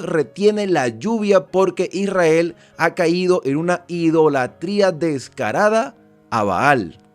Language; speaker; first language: Spanish; native; Spanish